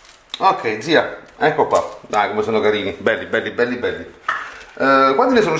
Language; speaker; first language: Italian; native; Italian